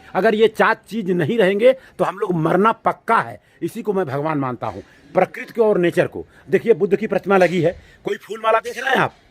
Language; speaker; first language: Hindi; native; Hindi